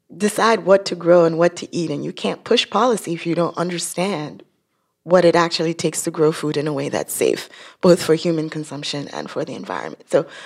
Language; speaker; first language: English; non-native, local second language; Yoruba